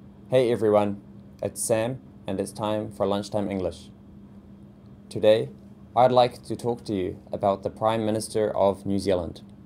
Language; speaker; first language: English; native; English